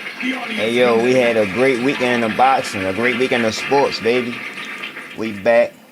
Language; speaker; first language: English; native; English